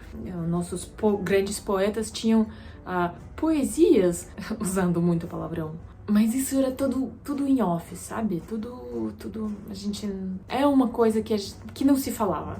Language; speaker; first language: Portuguese; non-native, fluent; Russian